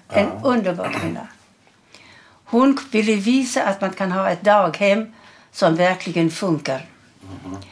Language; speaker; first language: Swedish; early bilingual, other home language; German